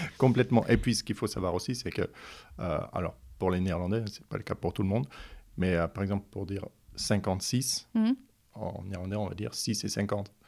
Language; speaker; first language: French; non-native, fluent; Dutch